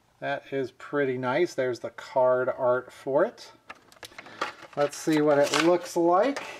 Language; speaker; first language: English; native; English